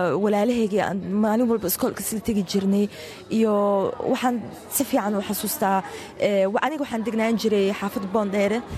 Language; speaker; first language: Somali; early bilingual, heritage; Somali